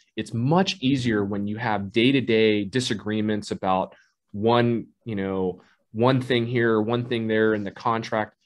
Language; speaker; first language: English; native; English